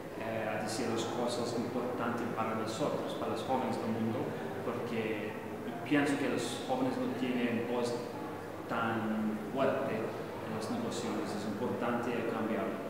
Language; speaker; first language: Portuguese; non-native, learner; Spanish